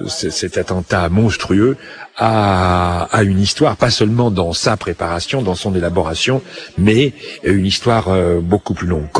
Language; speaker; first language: French; native; French